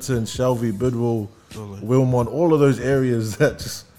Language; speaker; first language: English; native; English